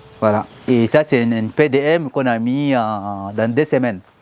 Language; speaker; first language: French; non-native, learner; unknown